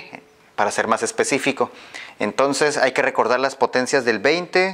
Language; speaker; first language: Spanish; native; Spanish